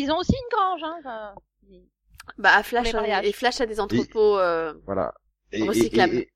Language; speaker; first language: French; native; French